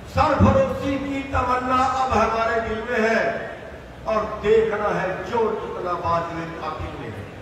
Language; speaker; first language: Hindi; native; Hindi